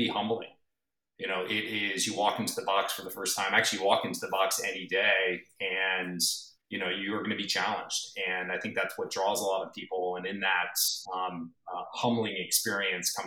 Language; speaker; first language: English; native; English